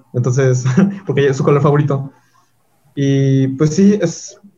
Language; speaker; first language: Spanish; native; Spanish